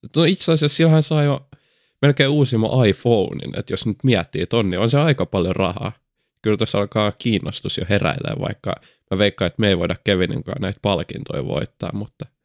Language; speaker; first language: Finnish; native; Finnish